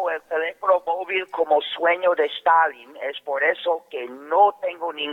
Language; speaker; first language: Spanish; non-native, fluent; English